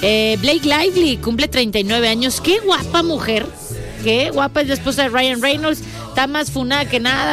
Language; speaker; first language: Spanish; native; Spanish